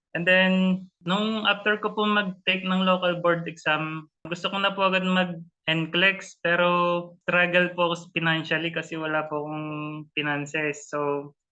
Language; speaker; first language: Filipino; native; Filipino